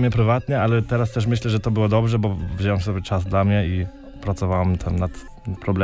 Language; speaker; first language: Polish; non-native, fluent; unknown